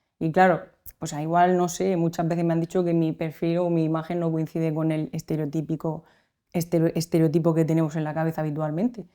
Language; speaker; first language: Spanish; native; Spanish